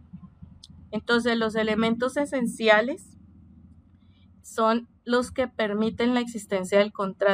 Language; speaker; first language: Spanish; native; Spanish